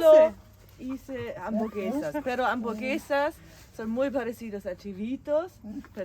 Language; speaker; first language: Spanish; non-native, fluent; German